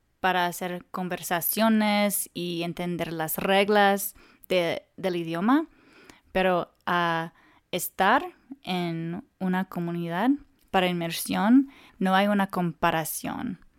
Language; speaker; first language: Spanish; non-native, learner; English